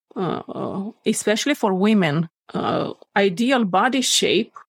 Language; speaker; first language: English; non-native, fluent; Romanian